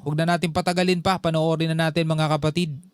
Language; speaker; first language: Filipino; native; Filipino